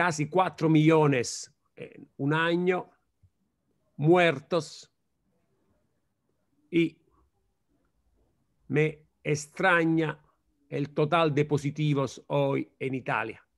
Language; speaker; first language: Spanish; non-native, fluent; Italian